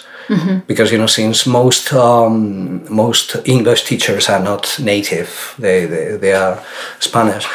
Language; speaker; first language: English; non-native, fluent; Spanish